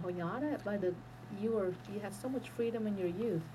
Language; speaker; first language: English; early bilingual, other home language; Vietnamese